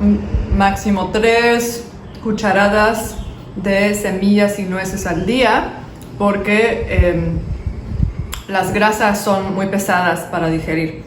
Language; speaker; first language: Spanish; non-native, fluent; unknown